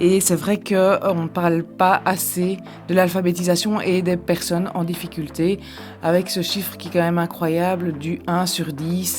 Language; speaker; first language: French; native; French